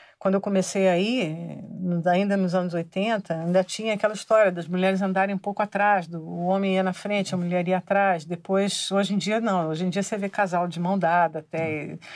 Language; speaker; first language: Portuguese; native; Portuguese